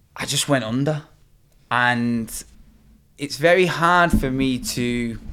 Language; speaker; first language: English; native; English